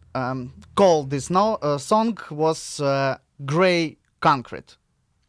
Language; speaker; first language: English; non-native, learner; Russian